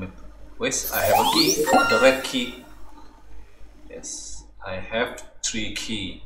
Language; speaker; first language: English; non-native, learner; Indonesian